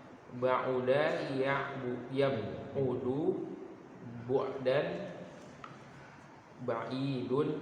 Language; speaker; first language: Arabic; non-native, learner; Indonesian